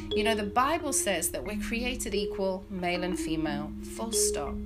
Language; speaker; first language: English; native; English